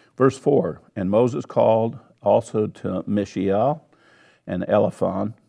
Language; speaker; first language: English; native; English